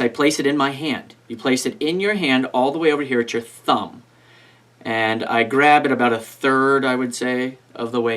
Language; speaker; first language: English; native; English